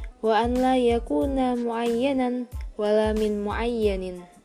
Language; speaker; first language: Arabic; non-native, fluent; Indonesian